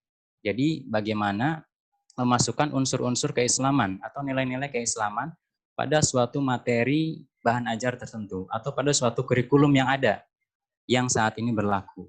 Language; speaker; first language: Indonesian; native; Indonesian